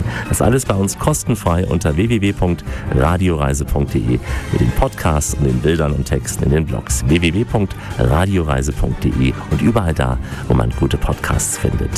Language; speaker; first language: German; native; German